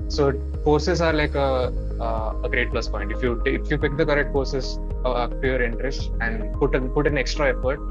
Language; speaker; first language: English; non-native, local second language; Malayalam